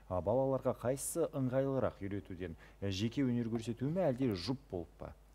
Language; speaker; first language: Kazakh; native; Kazakh